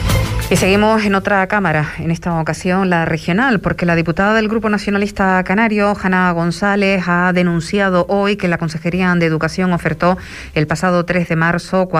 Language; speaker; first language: Spanish; native; Spanish